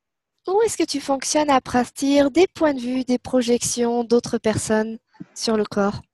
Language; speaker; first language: French; native; French